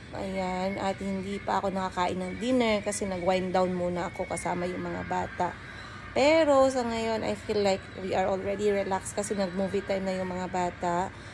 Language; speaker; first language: Filipino; non-native, local second language; Cebuano